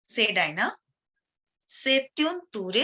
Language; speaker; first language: French; non-native, fluent; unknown